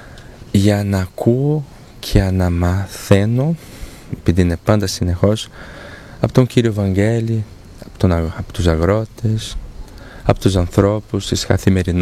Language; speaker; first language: Greek; non-native, learner; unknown